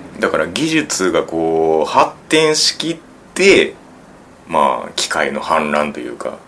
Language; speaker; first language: Japanese; native; Japanese